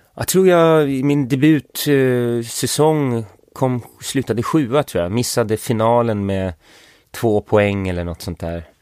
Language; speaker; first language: Swedish; early bilingual, other home language; English